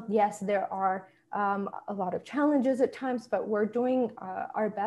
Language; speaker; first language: English; early bilingual, other home language; Spanish